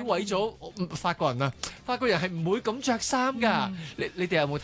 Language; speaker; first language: Cantonese; native; Cantonese